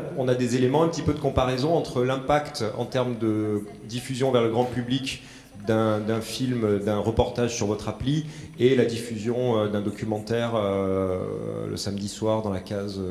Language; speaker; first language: French; native; French